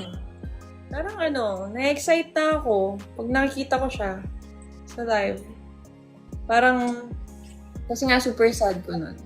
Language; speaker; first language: Filipino; non-native, local second language; Cebuano